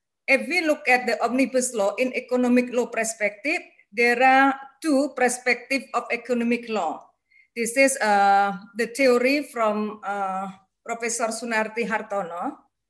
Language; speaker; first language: English; non-native, learner; Indonesian